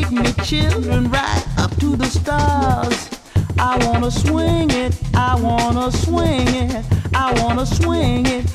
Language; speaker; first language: English; non-native, fluent; Turkish